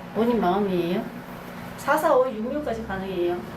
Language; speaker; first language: Korean; native; Korean